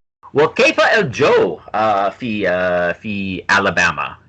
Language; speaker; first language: Arabic; non-native, fluent; English